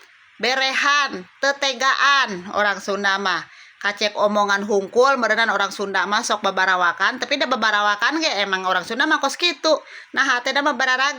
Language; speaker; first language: Indonesian; native; Indonesian